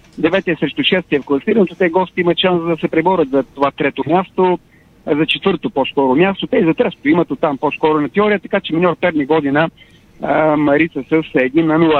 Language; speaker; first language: Bulgarian; native; Bulgarian